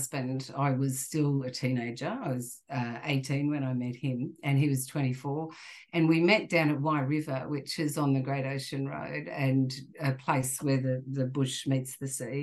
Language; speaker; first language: English; native; English